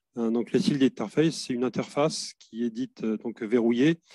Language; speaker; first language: French; native; French